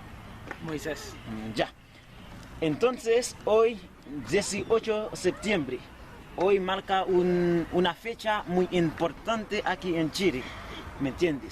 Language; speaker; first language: Spanish; non-native, learner; Haitian Creole